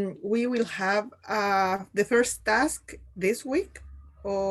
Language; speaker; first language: English; non-native, learner; Spanish